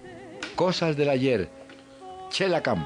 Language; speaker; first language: Spanish; native; Spanish